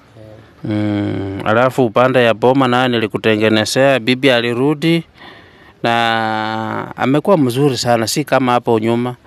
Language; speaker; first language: Swahili; native; Swahili